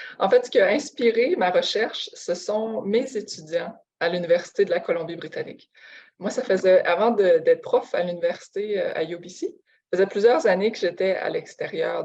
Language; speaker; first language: French; native; French